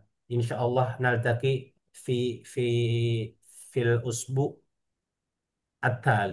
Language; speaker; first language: Arabic; non-native, fluent; Indonesian